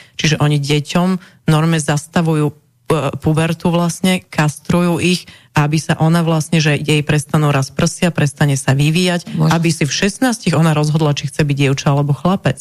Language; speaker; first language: Slovak; native; Slovak